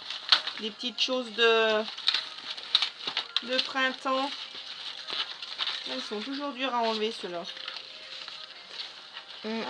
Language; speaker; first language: French; native; French